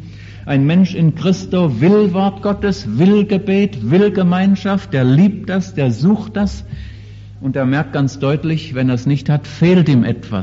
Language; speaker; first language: German; native; German